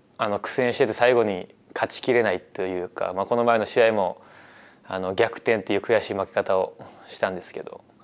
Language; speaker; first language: Japanese; native; Japanese